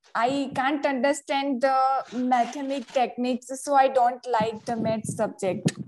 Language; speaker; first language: English; non-native, local second language; Gujarati